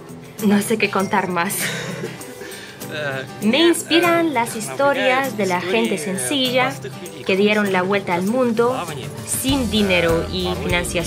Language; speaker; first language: Spanish; non-native, fluent; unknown